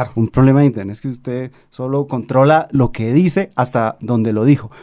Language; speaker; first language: Spanish; native; Spanish